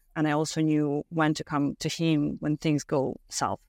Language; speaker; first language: English; non-native, fluent; Romanian